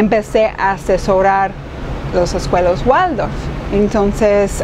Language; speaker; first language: Spanish; non-native, fluent; English